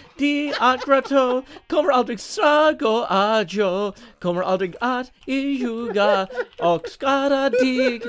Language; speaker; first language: Swedish; non-native, learner; English